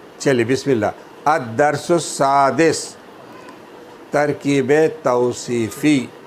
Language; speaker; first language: Urdu; native; Urdu